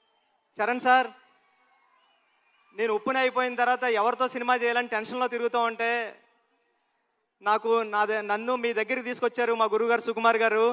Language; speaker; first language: Telugu; native; Telugu